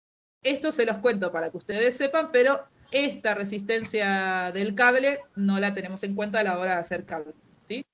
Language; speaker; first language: Spanish; native; Spanish